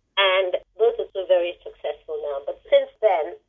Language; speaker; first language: English; non-native, local second language; Igbo